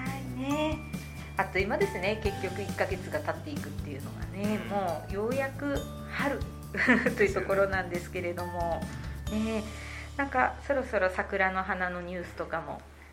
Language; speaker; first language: Japanese; native; Japanese